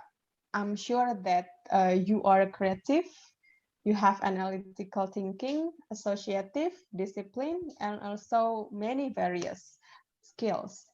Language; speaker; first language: English; non-native, fluent; Indonesian